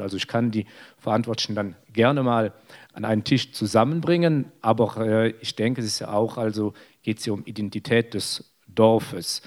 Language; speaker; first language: German; native; German